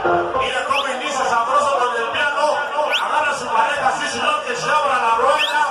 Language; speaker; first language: Spanish; native; Spanish